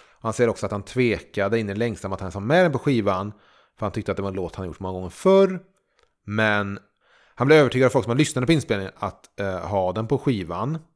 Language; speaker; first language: Swedish; native; Swedish